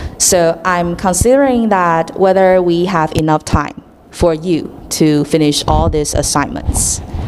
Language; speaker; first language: English; non-native, fluent; Chinese